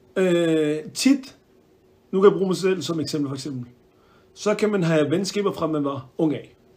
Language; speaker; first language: Danish; early bilingual, other home language; Arabic